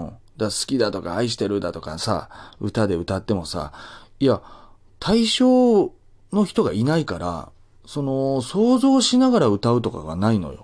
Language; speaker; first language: Japanese; native; Japanese